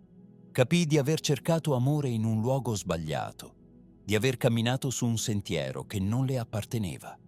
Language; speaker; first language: Italian; native; Italian